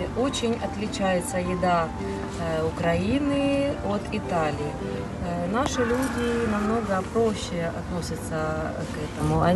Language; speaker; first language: Russian; native; Russian